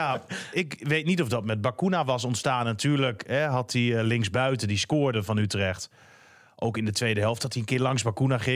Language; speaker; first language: Dutch; native; Dutch